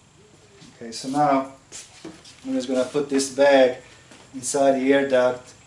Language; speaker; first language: English; non-native, fluent; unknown